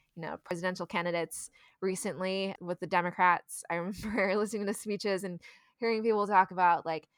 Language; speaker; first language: English; native; English